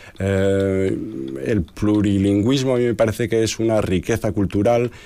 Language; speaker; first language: Spanish; early bilingual, heritage; Spanish